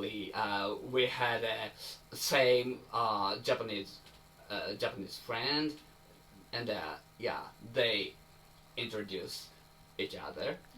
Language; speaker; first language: English; non-native, learner; Japanese